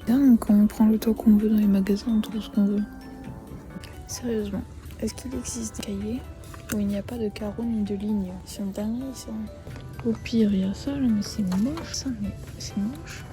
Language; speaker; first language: French; native; French